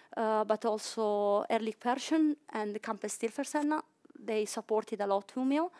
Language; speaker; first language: English; non-native, fluent; Italian